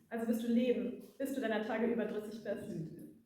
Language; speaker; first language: German; native; German